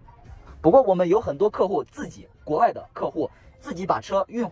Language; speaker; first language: Chinese; native; Chinese